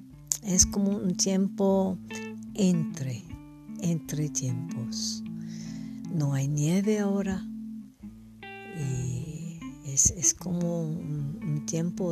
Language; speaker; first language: Spanish; non-native, fluent; English